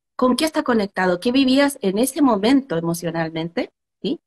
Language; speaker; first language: Spanish; native; Spanish